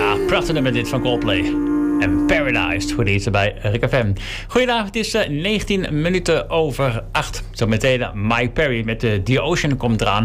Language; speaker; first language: Dutch; native; Dutch